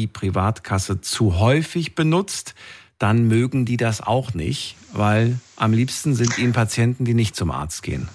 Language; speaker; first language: German; native; German